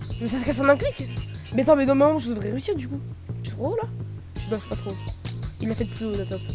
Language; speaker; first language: French; native; French